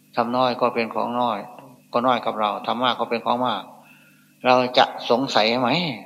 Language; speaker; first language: Thai; non-native, local second language; Northeastern Thai